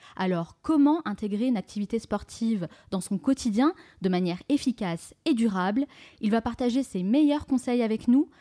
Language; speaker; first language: French; native; French